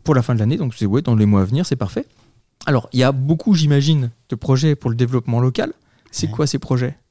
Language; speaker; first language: French; native; French